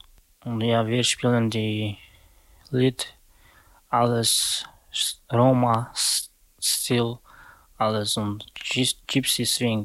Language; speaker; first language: German; non-native, learner; Slovak